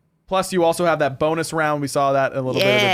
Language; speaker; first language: English; native; English